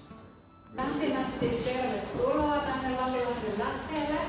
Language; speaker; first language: Finnish; native; Finnish